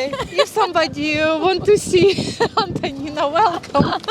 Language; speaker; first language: English; non-native, fluent; Russian